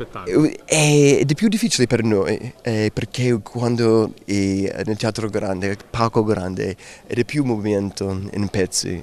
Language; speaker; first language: Italian; non-native, learner; English